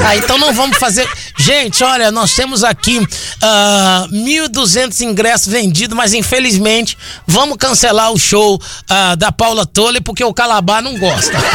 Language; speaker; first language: Portuguese; native; Portuguese